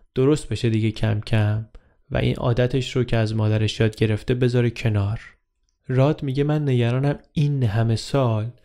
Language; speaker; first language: Persian; native; Persian